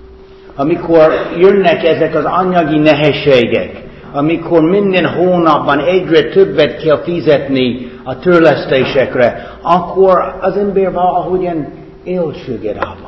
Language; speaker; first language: Hungarian; non-native, fluent; English